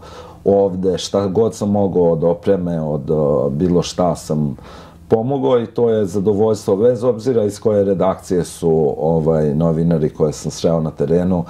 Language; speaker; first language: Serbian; non-native, local second language; Albanian